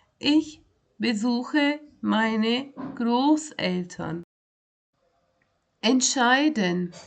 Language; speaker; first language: German; non-native, fluent; Turkish